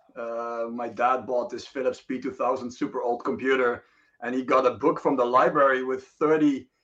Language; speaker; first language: English; non-native, fluent; Dutch